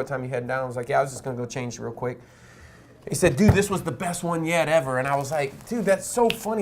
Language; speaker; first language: English; native; English